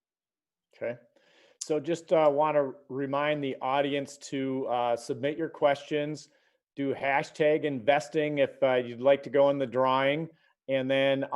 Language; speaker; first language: English; native; English